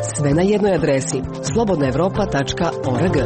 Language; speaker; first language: Serbian; native; Serbian